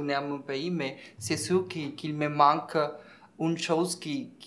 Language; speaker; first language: French; non-native, fluent; Spanish